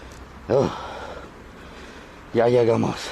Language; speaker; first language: Spanish; non-native, learner; English